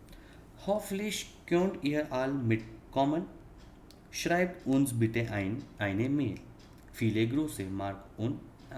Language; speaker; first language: German; non-native, fluent; Hindi